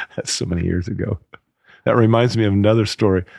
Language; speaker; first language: English; native; English